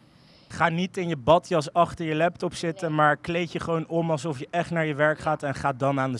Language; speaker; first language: Dutch; native; Dutch